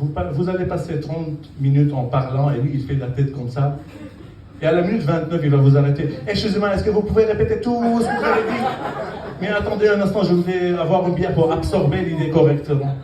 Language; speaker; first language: French; non-native, fluent; Arabic